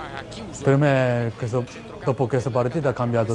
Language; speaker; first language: Italian; non-native, learner; Japanese